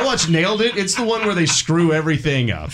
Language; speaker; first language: English; native; English